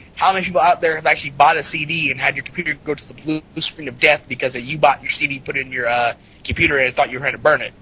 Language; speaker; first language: English; native; English